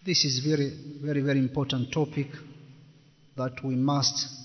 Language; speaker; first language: English; non-native, local second language; Swahili